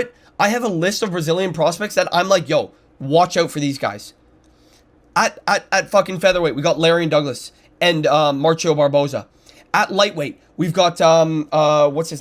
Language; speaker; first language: English; native; English